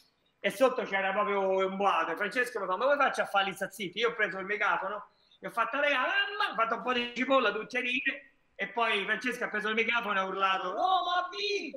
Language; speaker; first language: Italian; native; Italian